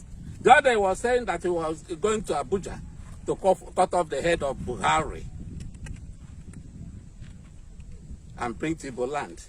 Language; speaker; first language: English; non-native, local second language; Igbo